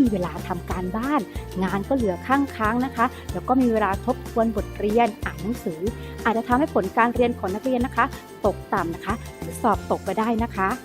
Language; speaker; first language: Thai; native; Thai